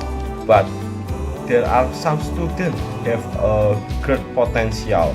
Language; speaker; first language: English; non-native, learner; Indonesian